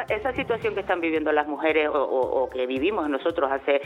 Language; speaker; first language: Spanish; native; Spanish